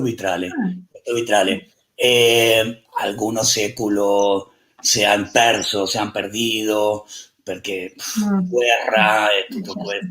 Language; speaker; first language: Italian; non-native, learner; Spanish